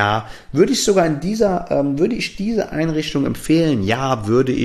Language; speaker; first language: German; native; German